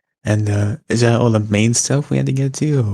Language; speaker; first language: English; native; English